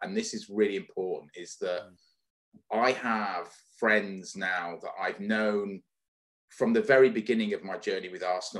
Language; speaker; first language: English; native; English